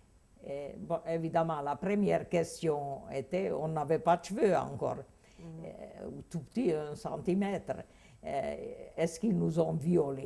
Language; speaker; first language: French; non-native, fluent; Hungarian